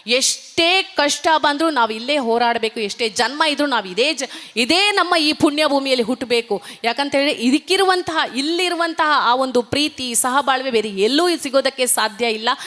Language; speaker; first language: Kannada; non-native, local second language; Tulu